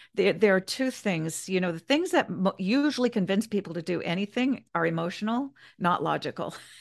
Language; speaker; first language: English; native; English